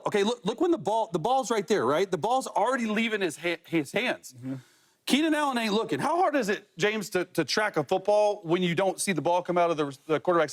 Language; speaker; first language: English; native; English